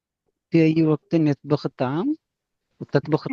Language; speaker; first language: Arabic; non-native, learner; Urdu